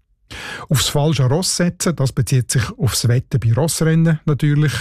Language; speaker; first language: German; native; German